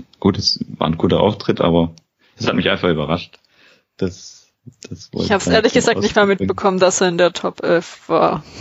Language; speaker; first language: German; native; German